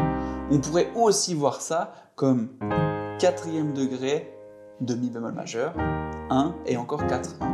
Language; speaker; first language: French; native; French